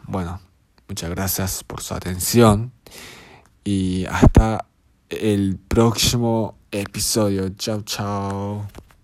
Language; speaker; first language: Spanish; non-native, fluent; Japanese